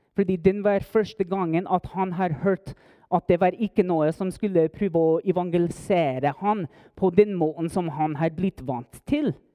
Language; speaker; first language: Norwegian; non-native, fluent; English